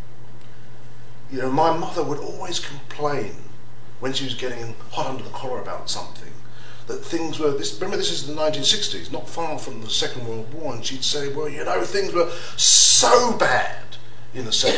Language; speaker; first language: English; native; English